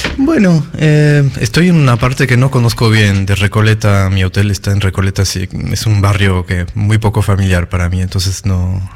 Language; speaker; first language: Spanish; non-native, fluent; French